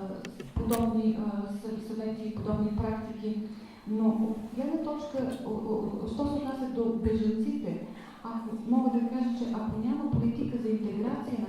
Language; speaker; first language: Bulgarian; native; Bulgarian